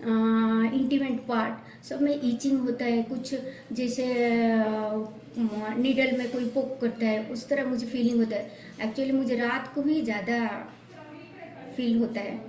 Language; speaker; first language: Hindi; non-native, local second language; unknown